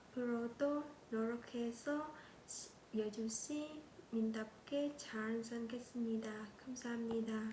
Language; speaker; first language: Korean; non-native, learner; Vietnamese